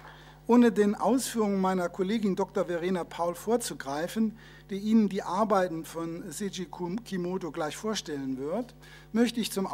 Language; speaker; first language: German; native; German